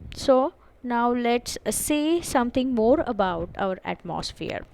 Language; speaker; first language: English; non-native, local second language; Marathi